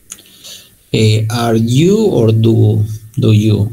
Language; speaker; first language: English; non-native, learner; Spanish